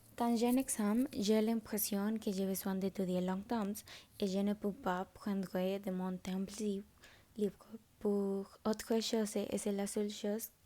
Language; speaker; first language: French; non-native, learner; Spanish